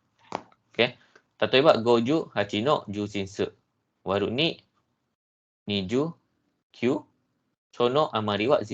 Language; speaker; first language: Japanese; non-native, fluent; Malay